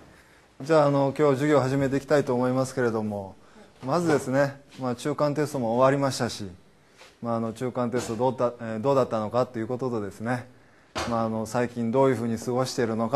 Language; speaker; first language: Japanese; native; Japanese